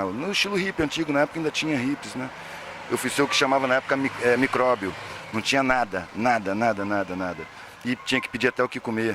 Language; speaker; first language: Portuguese; native; Portuguese